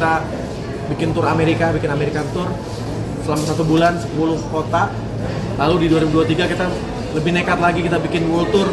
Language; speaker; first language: Indonesian; native; Indonesian